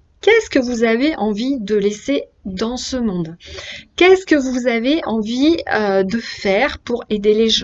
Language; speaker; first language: French; native; French